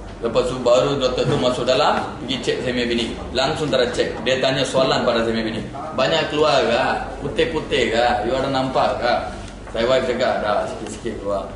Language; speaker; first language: Malay; non-native, local second language; Tamil